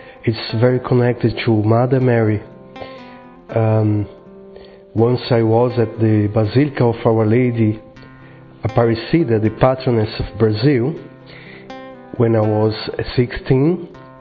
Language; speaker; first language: English; non-native, fluent; Portuguese